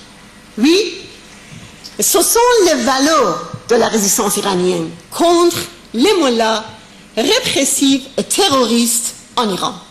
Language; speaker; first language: French; non-native, fluent; Persian